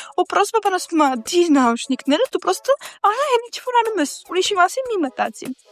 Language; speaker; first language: Armenian; early bilingual, heritage; Armenian